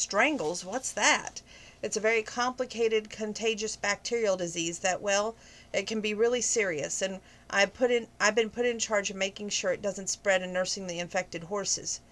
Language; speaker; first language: English; native; English